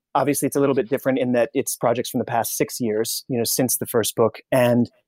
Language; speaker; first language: English; native; English